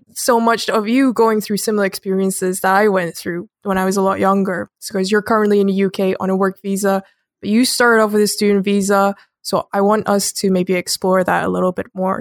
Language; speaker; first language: English; native; English